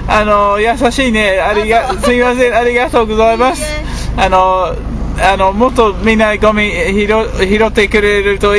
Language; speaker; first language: Japanese; non-native, learner; English